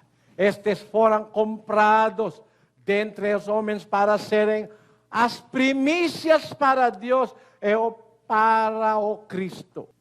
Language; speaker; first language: Portuguese; non-native, learner; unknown